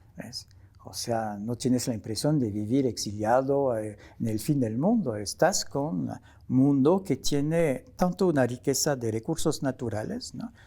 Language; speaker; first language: Spanish; non-native, fluent; French